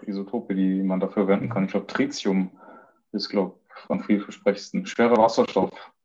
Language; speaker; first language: German; early bilingual, other home language; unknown